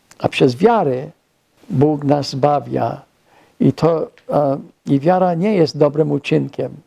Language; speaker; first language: Polish; non-native, fluent; English